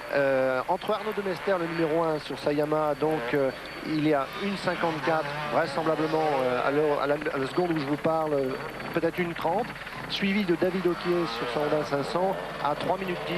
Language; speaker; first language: French; native; French